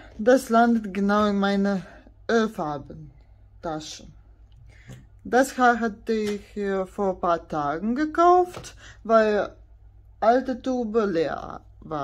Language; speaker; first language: German; non-native, fluent; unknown